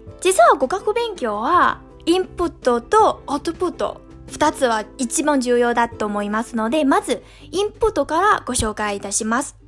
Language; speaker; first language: Japanese; non-native, fluent; Chinese